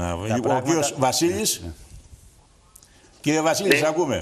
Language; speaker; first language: Greek; native; Greek